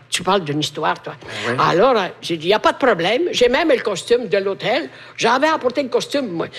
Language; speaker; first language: French; non-native, fluent; Italian